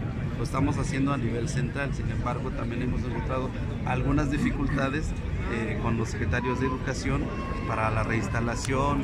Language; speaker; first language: Spanish; native; Spanish